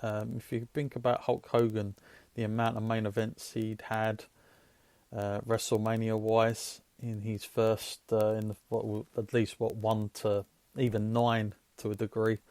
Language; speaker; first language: English; native; English